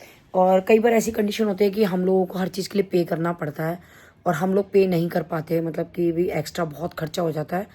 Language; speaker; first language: Hindi; native; Hindi